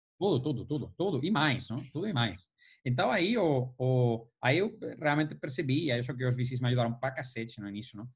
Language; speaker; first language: Portuguese; non-native, fluent; Spanish